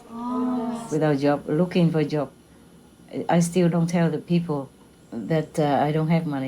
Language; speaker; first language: English; non-native, fluent; Vietnamese